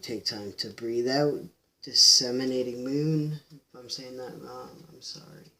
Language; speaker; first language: English; native; English